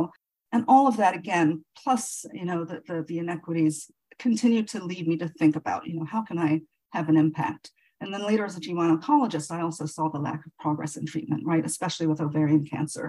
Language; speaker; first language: English; native; English